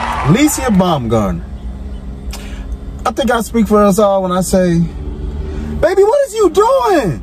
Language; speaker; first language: English; native; English